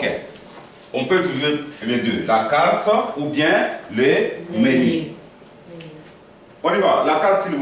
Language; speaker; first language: French; non-native, fluent; Korean